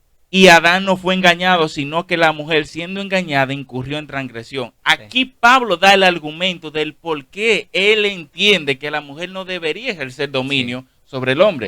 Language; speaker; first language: Spanish; native; Spanish